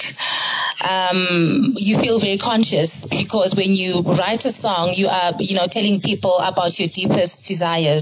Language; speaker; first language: English; non-native, local second language; Zulu